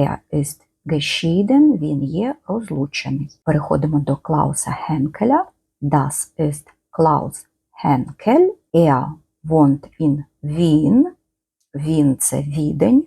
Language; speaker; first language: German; non-native, fluent; Ukrainian